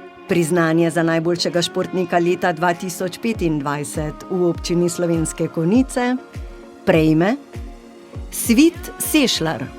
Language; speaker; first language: Slovenian; native; Slovenian